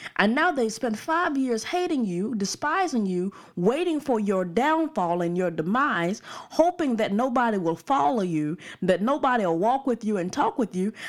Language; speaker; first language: English; native; English